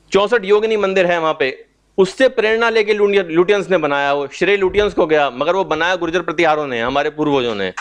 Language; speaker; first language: Hindi; native; Hindi